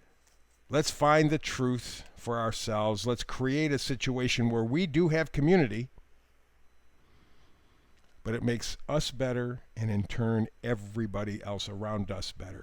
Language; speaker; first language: English; native; English